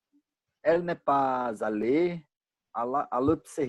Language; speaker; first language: French; non-native, learner; Portuguese